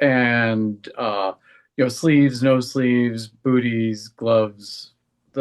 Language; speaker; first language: English; native; English